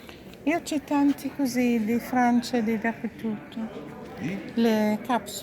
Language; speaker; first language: Italian; non-native, learner; English